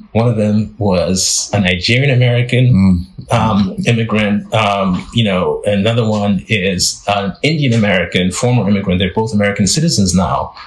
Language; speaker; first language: English; non-native, fluent; French